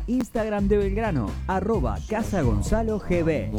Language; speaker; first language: Spanish; native; Spanish